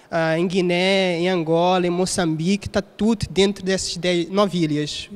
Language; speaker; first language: Portuguese; non-native, local second language; Kabuverdianu